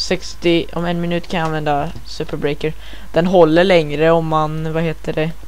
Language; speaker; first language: Swedish; native; Swedish